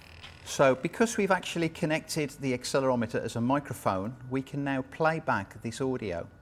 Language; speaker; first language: English; native; English